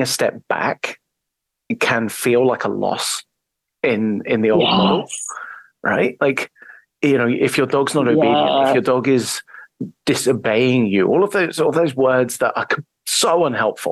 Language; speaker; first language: English; native; English